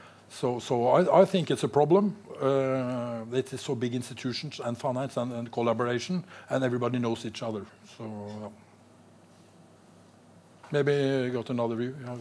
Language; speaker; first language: English; non-native, fluent; Norwegian